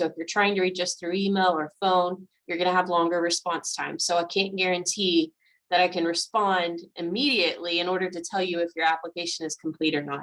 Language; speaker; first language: English; native; English